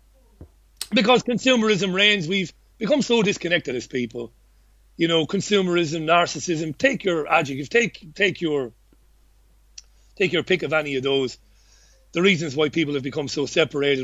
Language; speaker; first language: English; native; English